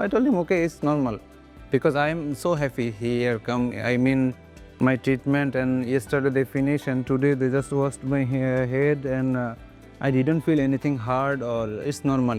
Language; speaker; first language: English; non-native, local second language; Bangla